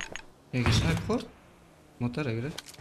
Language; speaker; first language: Persian; native; Persian